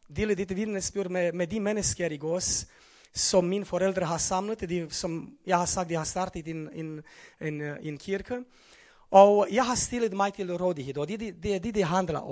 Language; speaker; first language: Swedish; non-native, learner; Romanian